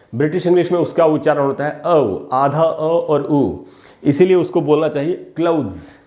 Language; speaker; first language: Hindi; native; Hindi